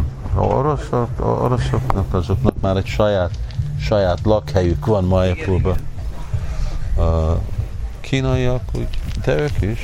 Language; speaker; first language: Hungarian; early bilingual, heritage; Hungarian